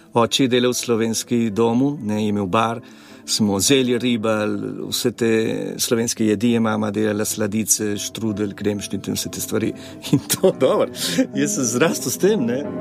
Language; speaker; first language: Slovenian; early bilingual, heritage; Slovenian